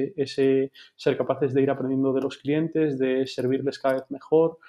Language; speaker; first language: Spanish; native; Spanish